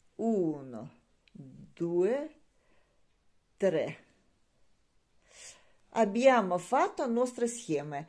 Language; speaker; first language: Italian; non-native, learner; Ukrainian